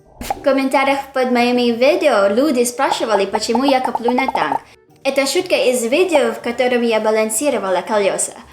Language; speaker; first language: Russian; non-native, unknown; Filipino